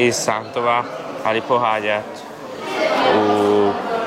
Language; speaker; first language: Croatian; non-native, local second language; Hungarian